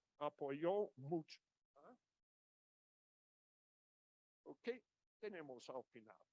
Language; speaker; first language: Spanish; non-native, fluent; English